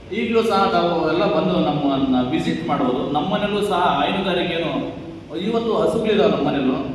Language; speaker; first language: Kannada; native; Kannada